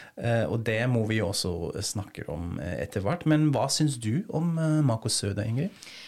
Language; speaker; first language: Norwegian; non-native, fluent; German